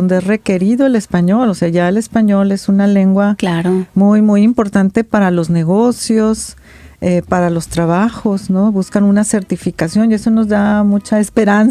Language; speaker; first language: Spanish; native; Spanish